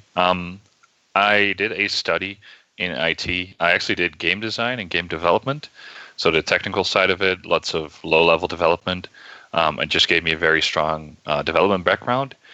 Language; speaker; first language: English; non-native, fluent; Dutch